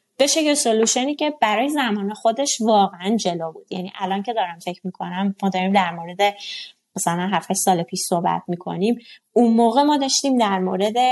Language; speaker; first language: Persian; non-native, local second language; Azerbaijani